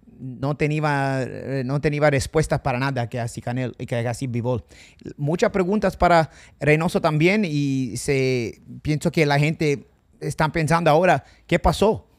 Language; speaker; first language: Spanish; non-native, fluent; English